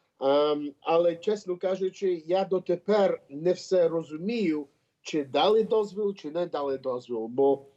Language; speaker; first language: Ukrainian; early bilingual, heritage; Ukrainian